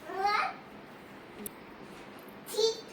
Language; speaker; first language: English; non-native, learner; Hindi